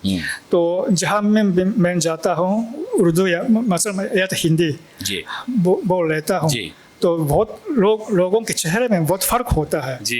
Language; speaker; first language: Hindi; non-native, fluent; Japanese